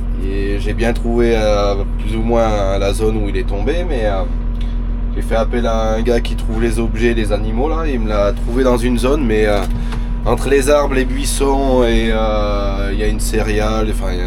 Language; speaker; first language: French; native; French